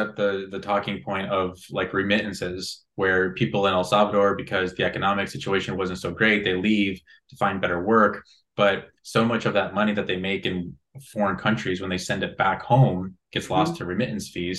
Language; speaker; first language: English; native; English